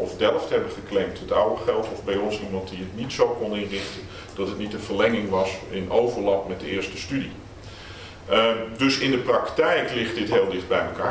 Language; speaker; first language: Dutch; native; Dutch